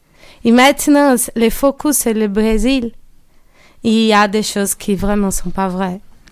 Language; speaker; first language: French; non-native, learner; Portuguese